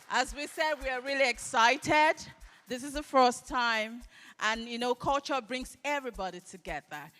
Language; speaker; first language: English; non-native, local second language; Igbo